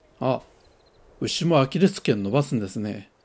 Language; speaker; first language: Japanese; native; Japanese